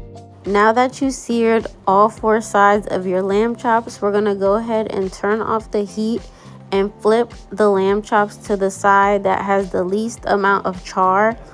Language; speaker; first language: English; native; English